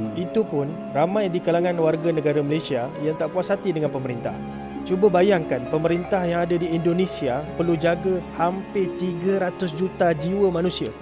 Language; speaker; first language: Malay; native; Malay